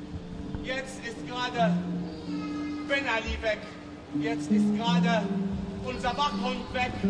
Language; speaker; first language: German; non-native, learner; Arabic